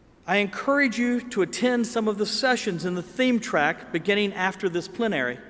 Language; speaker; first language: English; native; English